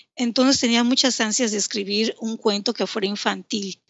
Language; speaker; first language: Spanish; native; Spanish